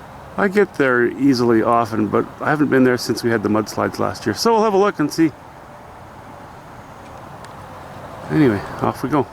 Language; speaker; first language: English; native; English